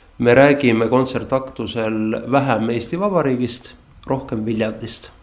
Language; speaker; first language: Estonian; native; Estonian